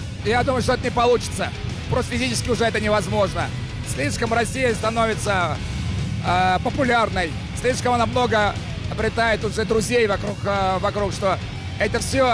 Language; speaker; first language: Russian; native; Russian